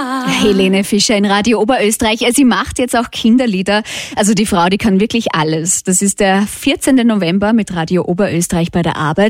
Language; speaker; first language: German; native; German